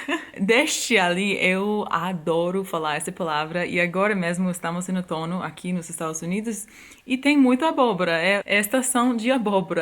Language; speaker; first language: Portuguese; non-native, fluent; English